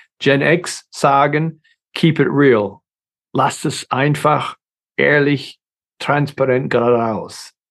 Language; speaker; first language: German; non-native, fluent; English